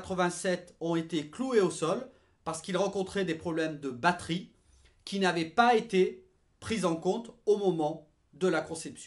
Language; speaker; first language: French; native; French